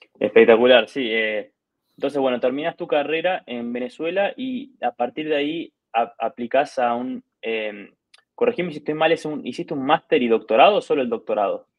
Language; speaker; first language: Spanish; native; Spanish